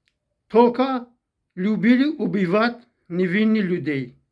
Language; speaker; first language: Russian; non-native, fluent; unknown